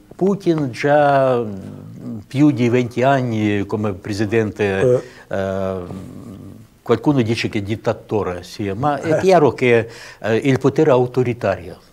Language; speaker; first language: Italian; non-native, learner; Russian